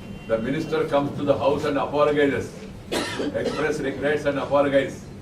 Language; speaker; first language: English; non-native, local second language; Telugu